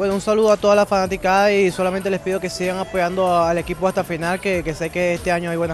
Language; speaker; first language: Spanish; native; Spanish